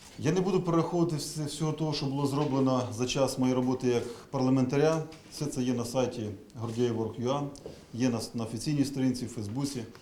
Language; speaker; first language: Ukrainian; native; Ukrainian